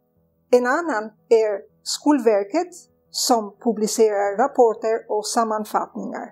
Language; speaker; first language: Swedish; non-native, fluent; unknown